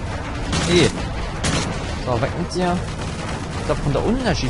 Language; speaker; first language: German; native; German